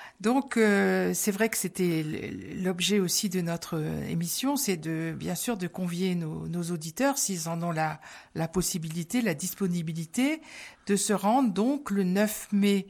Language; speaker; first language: French; native; French